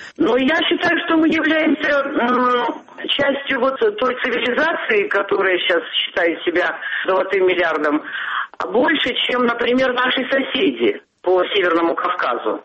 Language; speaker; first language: Russian; non-native, local second language; Ossetic